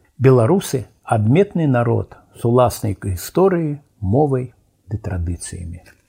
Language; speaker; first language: Belarusian; native; Belarusian